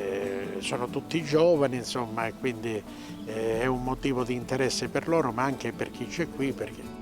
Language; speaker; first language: Italian; native; Italian